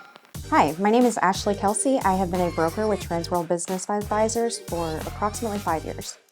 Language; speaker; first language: English; native; English